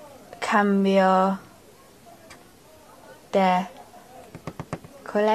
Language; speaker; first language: Spanish; non-native, learner; English